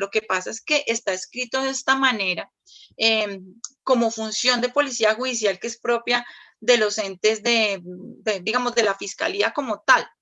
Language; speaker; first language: Spanish; native; Spanish